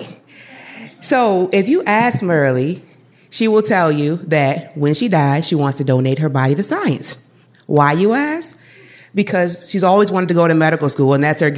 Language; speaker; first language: English; native; English